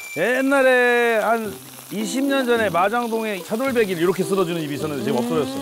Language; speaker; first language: Korean; native; Korean